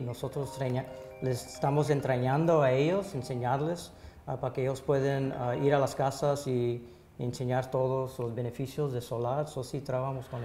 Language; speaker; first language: Spanish; early bilingual, heritage; Spanish